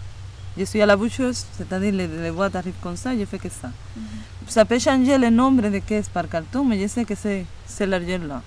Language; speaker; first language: French; non-native, fluent; Spanish